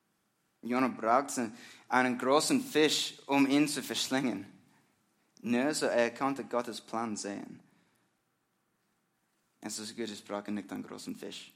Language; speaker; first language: German; non-native, learner; English